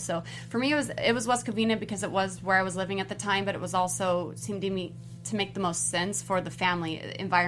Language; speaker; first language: English; native; English